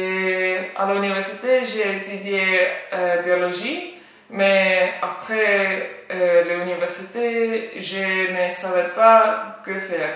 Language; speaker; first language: French; non-native, learner; Estonian